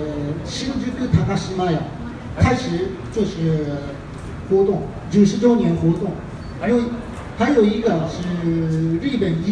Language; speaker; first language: Chinese; non-native, fluent; Japanese